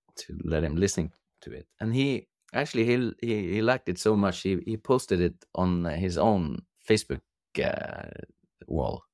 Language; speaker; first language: English; non-native, fluent; Norwegian